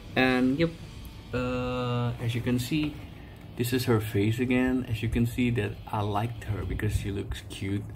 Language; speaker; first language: English; non-native, fluent; Indonesian